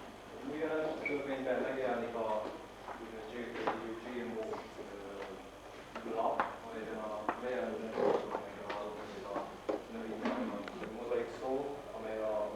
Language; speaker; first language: Hungarian; native; Hungarian